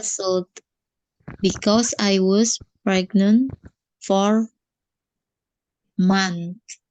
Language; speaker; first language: English; non-native, learner; Indonesian